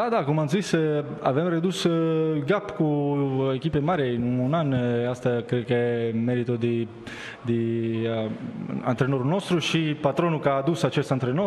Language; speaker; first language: Romanian; non-native, learner; Italian